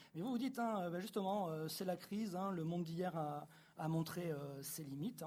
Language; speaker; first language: French; native; French